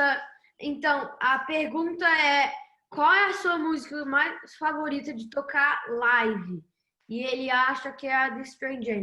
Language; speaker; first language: Portuguese; early bilingual, heritage; Portuguese